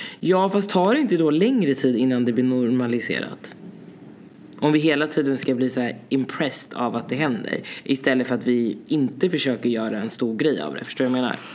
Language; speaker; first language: Swedish; early bilingual, other home language; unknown